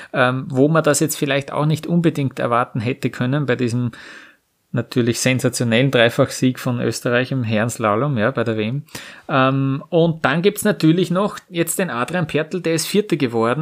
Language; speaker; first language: German; native; German